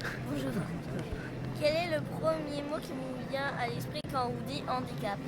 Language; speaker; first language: French; native; French